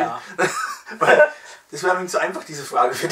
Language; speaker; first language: German; native; German